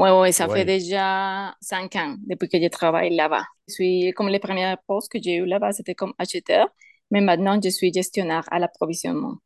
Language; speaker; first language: French; non-native, learner; Spanish